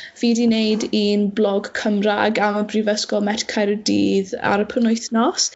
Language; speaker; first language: Welsh; non-native, local second language; English